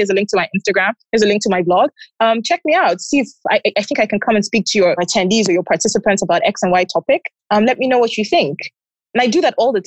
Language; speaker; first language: English; non-native, local second language; Yoruba